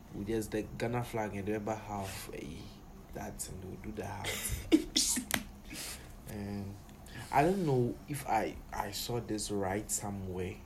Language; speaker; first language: English; non-native, local second language; Akan